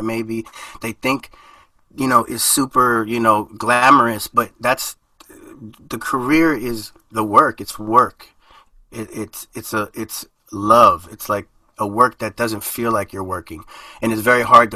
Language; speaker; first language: English; early bilingual, other home language; Spanish